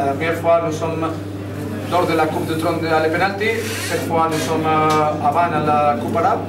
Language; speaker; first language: French; non-native, learner; Spanish